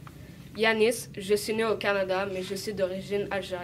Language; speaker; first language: French; early bilingual, other home language; Arabic